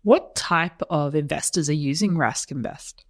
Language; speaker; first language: English; native; English